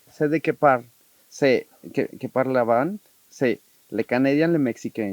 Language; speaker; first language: French; non-native, learner; Spanish